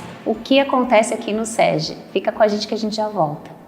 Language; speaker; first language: Portuguese; native; Portuguese